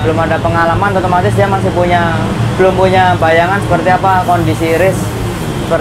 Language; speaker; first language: Indonesian; native; Indonesian